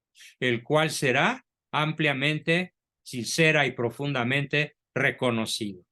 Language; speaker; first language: Spanish; native; Spanish